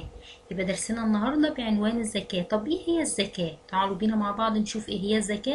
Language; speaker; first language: Arabic; native; Arabic